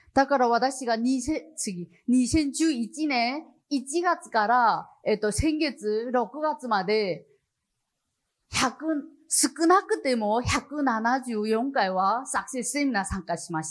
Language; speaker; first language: Japanese; non-native, fluent; Chinese